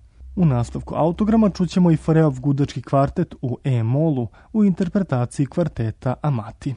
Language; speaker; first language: Croatian; native; Croatian